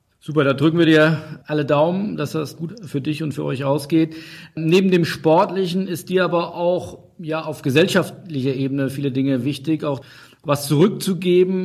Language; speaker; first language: German; native; German